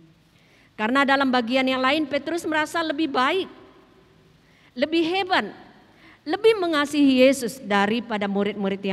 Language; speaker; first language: Indonesian; native; Indonesian